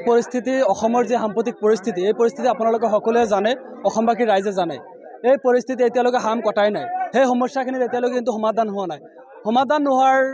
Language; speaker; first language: Assamese; non-native, local second language; Bangla